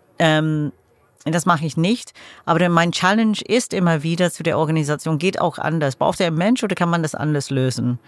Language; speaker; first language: German; non-native, fluent; English